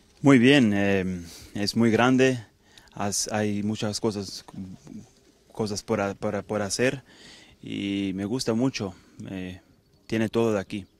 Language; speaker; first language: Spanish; early bilingual, heritage; Spanish